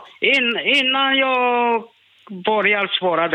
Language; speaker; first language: Swedish; non-native, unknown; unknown